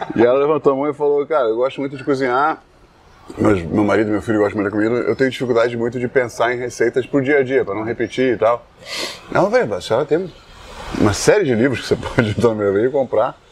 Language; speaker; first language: Portuguese; non-native, fluent; English